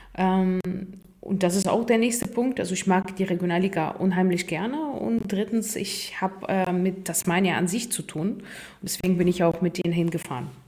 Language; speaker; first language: German; non-native, fluent; Russian